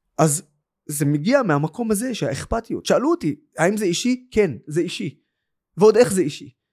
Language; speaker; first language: Hebrew; non-native, local second language; Arabic